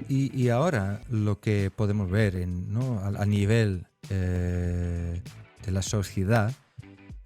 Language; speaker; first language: Spanish; non-native, fluent; Dutch